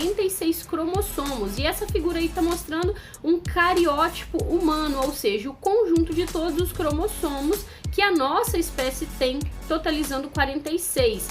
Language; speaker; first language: Portuguese; native; Portuguese